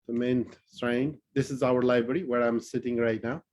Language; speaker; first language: English; non-native, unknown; Newari